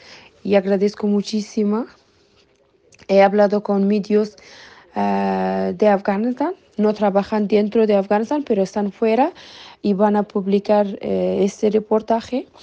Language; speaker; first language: Spanish; non-native, learner; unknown